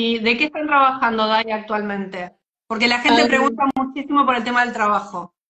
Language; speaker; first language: Spanish; native; Spanish